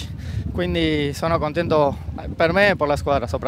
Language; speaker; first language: Italian; non-native, fluent; Spanish